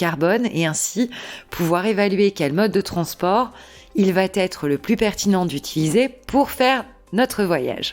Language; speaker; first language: French; native; French